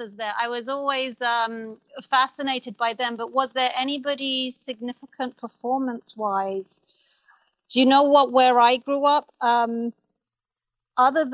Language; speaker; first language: English; native; English